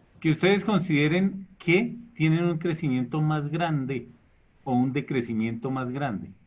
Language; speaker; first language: Spanish; native; Spanish